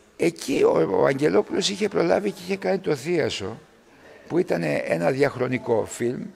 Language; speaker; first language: Greek; early bilingual, other home language; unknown